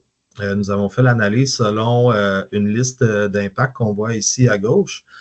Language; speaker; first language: French; native; French